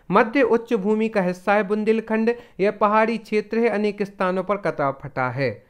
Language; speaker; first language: Hindi; native; Hindi